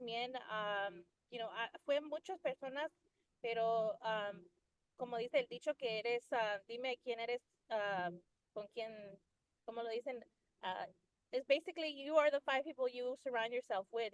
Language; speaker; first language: Spanish; early bilingual, heritage; Spanish